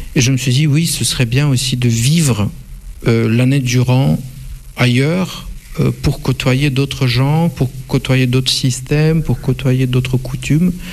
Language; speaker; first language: French; non-native, fluent; Russian